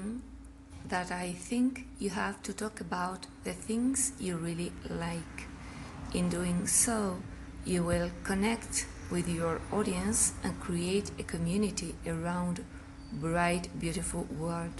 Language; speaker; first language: English; non-native, fluent; Spanish